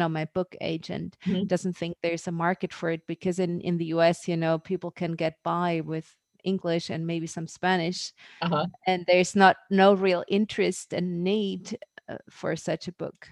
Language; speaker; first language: English; non-native, fluent; German